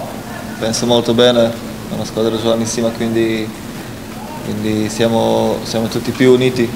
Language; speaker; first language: Italian; non-native, fluent; Slovak